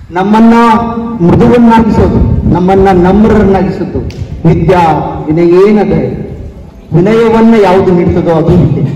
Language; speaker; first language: Kannada; non-native, local second language; Urdu